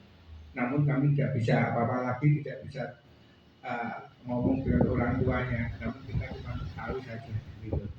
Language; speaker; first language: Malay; non-native, local second language; Javanese